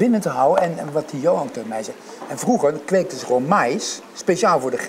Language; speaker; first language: Dutch; native; Dutch